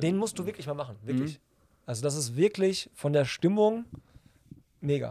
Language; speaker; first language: German; native; German